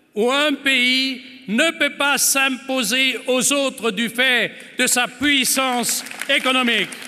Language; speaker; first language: French; non-native, fluent; German